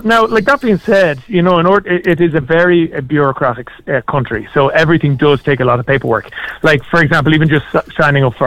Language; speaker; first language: English; native; English